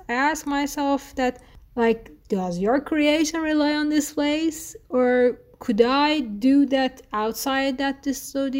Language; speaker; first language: English; non-native, fluent; Persian